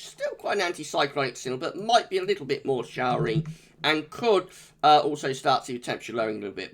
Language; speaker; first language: English; native; English